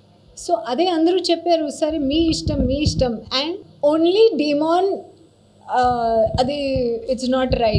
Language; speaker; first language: Telugu; non-native, learner; Hindi